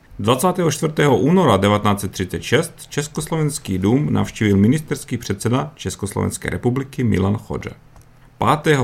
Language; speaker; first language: Czech; early bilingual, heritage; Czech